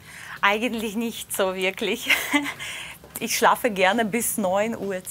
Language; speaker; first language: German; non-native, fluent; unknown